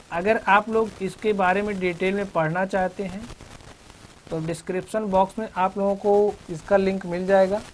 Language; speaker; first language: Hindi; native; Hindi